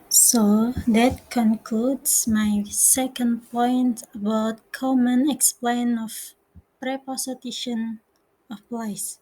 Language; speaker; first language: English; non-native, learner; Indonesian